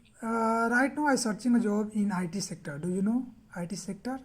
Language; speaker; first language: English; non-native, learner; Hindi